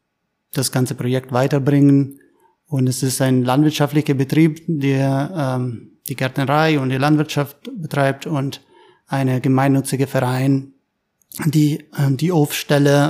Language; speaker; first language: German; non-native, fluent; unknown